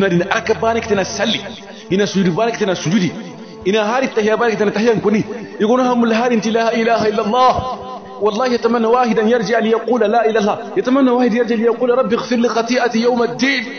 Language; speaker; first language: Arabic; non-native, fluent; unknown